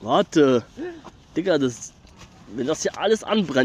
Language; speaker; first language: German; native; German